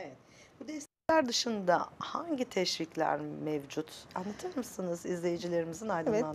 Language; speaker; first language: Turkish; native; Turkish